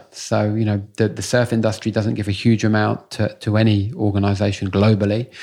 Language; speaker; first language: English; native; English